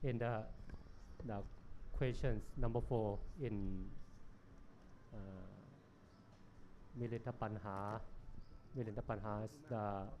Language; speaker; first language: English; non-native, learner; Thai